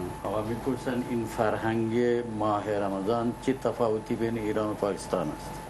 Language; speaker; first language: Persian; non-native, fluent; Urdu